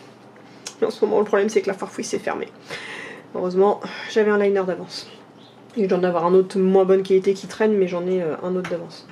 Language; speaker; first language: French; native; French